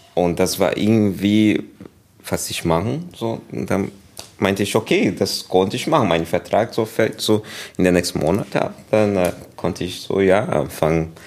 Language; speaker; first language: German; non-native, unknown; Portuguese